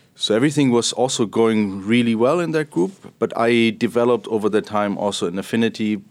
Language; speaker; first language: English; non-native, fluent; German